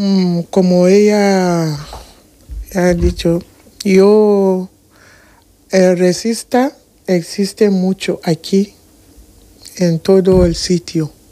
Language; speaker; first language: Spanish; non-native, learner; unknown